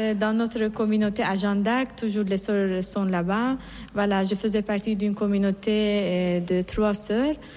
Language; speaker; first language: French; non-native, fluent; Persian